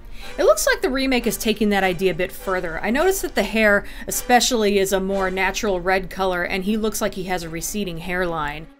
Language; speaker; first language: English; native; English